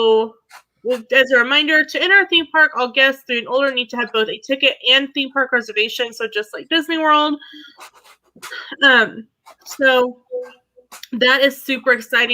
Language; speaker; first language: English; native; English